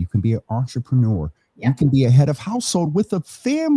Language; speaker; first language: English; native; English